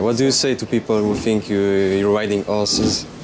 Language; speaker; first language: English; non-native, learner; French